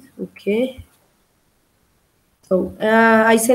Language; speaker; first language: English; non-native, learner; Spanish